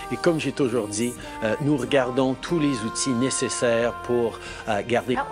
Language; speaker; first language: French; early bilingual, heritage; French